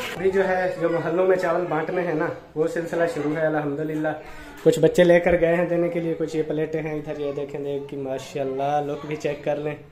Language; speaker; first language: Hindi; native; Hindi